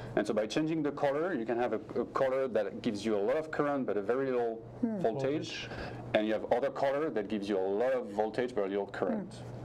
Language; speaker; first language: English; non-native, fluent; French